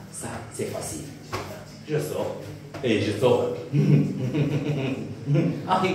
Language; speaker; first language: French; non-native, local second language; Rundi